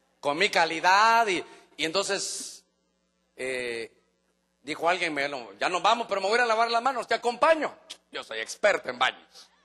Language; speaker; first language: Spanish; native; Spanish